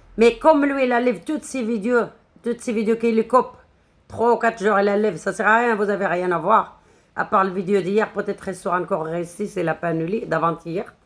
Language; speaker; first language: French; non-native, local second language; Arabic